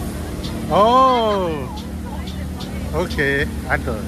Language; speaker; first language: Japanese; non-native, learner; English